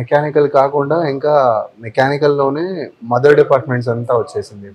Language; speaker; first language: Telugu; non-native, fluent; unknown